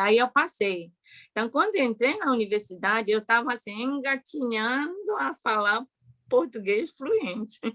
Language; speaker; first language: Portuguese; early bilingual, other home language; Japanese